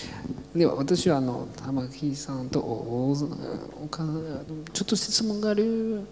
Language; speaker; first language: Japanese; non-native, learner; French